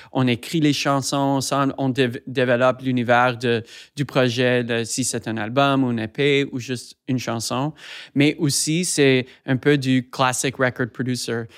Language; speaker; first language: French; non-native, fluent; English